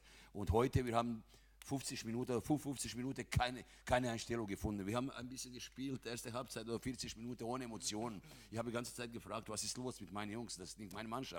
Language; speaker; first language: German; non-native, fluent; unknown